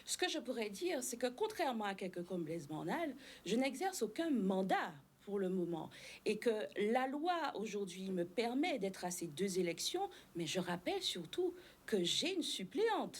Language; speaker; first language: French; native; French